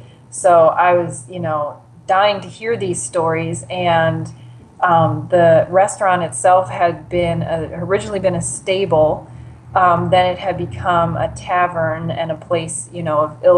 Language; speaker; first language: English; native; English